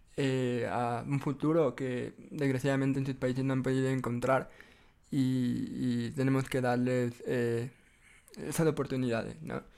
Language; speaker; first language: Spanish; native; Spanish